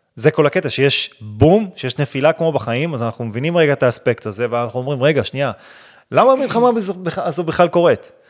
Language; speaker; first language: Hebrew; native; Hebrew